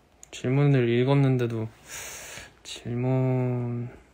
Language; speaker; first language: Korean; native; Korean